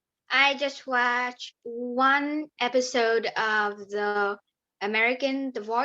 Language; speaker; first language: English; non-native, learner; Vietnamese